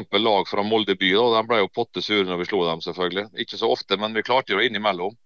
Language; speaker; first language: Norwegian; native; Norwegian